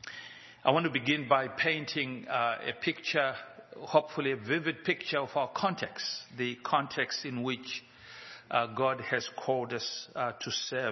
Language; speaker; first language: English; non-native, local second language; Shona